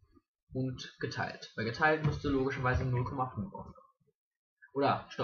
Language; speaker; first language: German; native; German